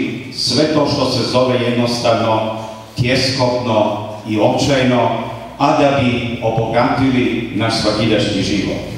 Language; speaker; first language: Croatian; native; Croatian